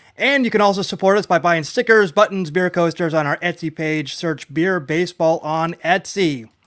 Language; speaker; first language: English; native; English